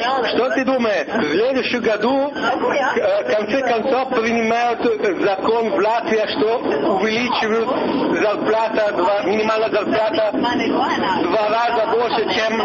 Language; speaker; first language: Russian; non-native, learner; Italian